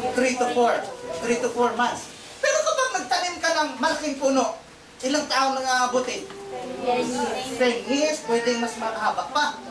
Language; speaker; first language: Filipino; non-native, local second language; Cebuano